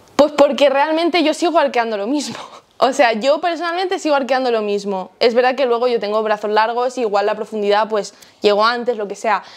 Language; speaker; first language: Spanish; early bilingual, heritage; Spanish